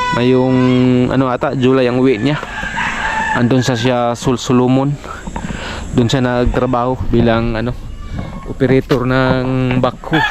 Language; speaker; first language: Filipino; non-native, local second language; Cebuano